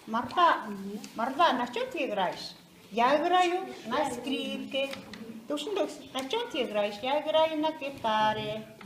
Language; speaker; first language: Russian; non-native, fluent; Mongolian